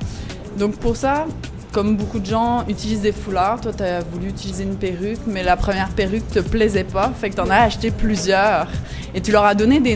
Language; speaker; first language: French; native; French